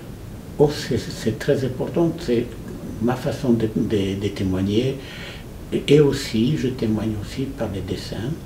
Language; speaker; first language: French; non-native, fluent; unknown